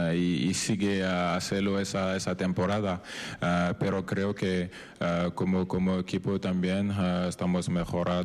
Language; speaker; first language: Spanish; non-native, fluent; French